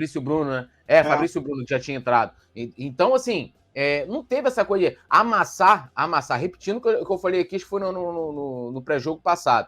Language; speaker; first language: Portuguese; native; Portuguese